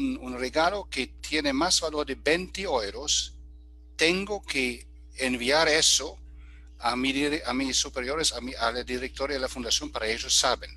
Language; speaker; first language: Spanish; non-native, fluent; German